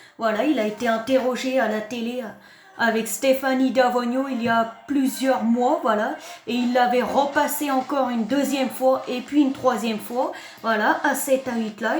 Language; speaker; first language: French; native; French